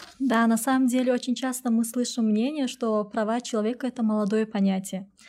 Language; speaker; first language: Russian; non-native, local second language; Tajik